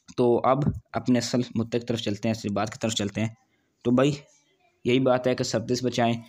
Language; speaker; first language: Urdu; non-native, local second language; Punjabi